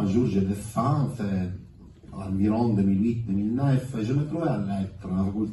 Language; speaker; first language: French; non-native, fluent; Italian